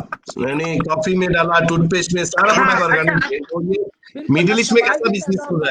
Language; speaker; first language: Hindi; non-native, learner; Bangla